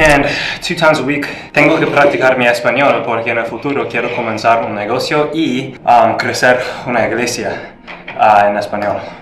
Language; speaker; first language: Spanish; non-native, learner; English